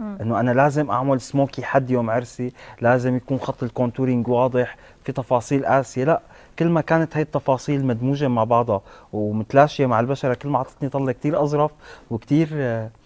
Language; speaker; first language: Arabic; native; Arabic